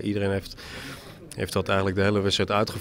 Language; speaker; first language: Dutch; native; Dutch